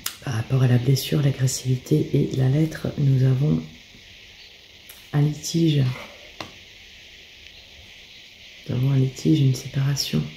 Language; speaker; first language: French; native; French